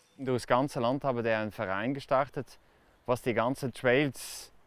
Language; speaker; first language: German; non-native, fluent; Dutch